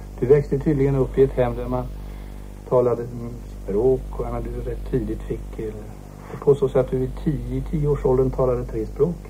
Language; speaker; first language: Swedish; native; Swedish